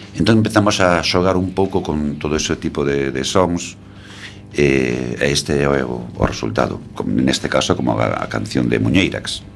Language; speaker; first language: Galician; non-native, local second language; Spanish